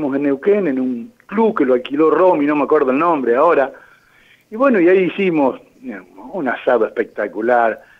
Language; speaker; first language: Spanish; native; Spanish